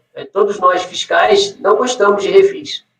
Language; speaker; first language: Portuguese; native; Portuguese